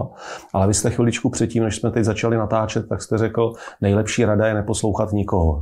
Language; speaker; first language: Czech; native; Czech